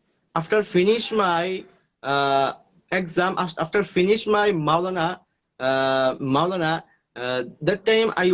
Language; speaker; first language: English; non-native, learner; Bangla